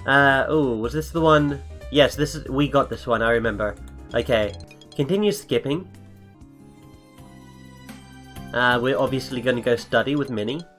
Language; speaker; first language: English; native; English